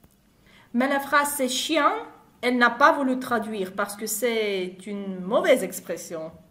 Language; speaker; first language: French; non-native, fluent; Russian